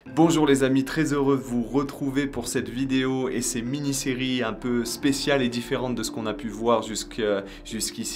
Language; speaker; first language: French; native; French